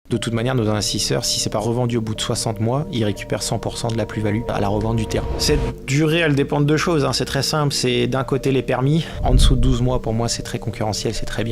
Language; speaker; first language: French; native; French